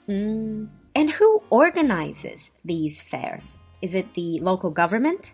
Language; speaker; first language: English; non-native, fluent; Chinese